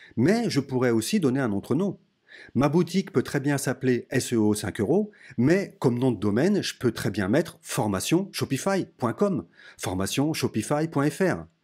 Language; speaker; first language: French; native; French